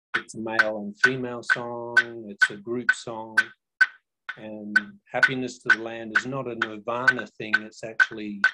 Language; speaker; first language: English; native; English